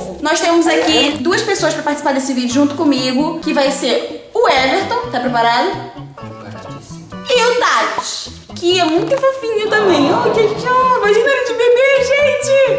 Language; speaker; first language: Portuguese; native; Portuguese